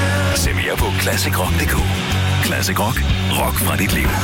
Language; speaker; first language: Danish; native; Danish